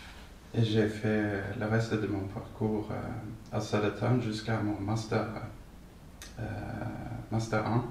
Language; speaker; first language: French; non-native, fluent; Swedish